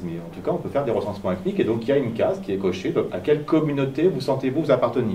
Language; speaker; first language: French; native; French